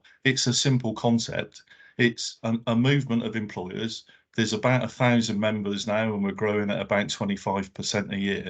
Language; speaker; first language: English; native; English